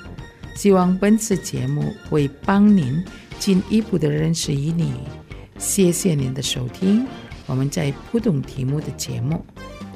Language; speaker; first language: Chinese; non-native, fluent; Indonesian